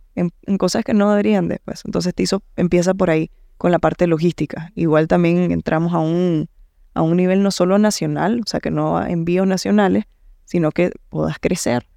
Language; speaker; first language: Spanish; native; Spanish